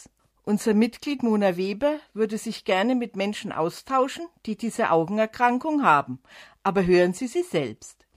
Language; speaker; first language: German; native; German